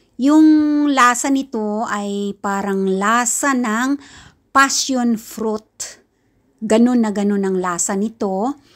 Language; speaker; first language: Filipino; non-native, local second language; Kinaray-a